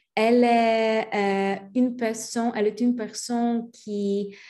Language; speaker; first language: French; non-native, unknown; Polish